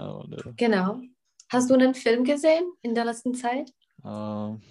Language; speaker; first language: German; non-native, fluent; Czech